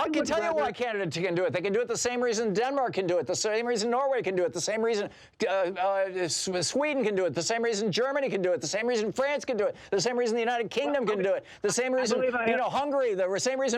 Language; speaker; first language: English; native; English